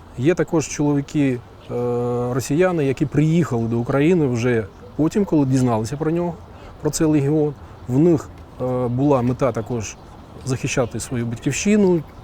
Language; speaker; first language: Ukrainian; native; Ukrainian